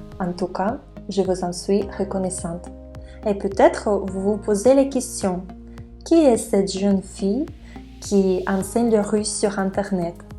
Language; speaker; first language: French; non-native, fluent; Russian